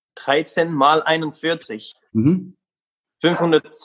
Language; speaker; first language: German; non-native, fluent; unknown